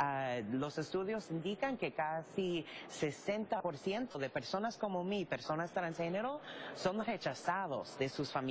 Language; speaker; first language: Spanish; early bilingual, heritage; English